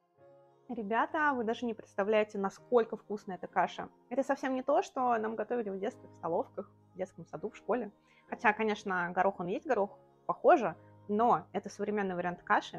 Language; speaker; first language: Russian; native; Russian